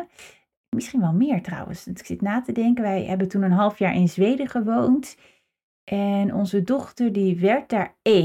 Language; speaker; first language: Dutch; native; Dutch